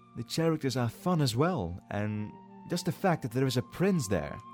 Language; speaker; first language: English; non-native, fluent; Dutch